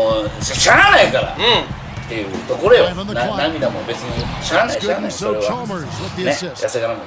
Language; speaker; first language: Japanese; native; Japanese